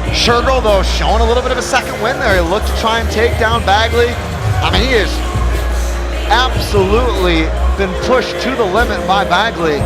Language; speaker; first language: English; native; English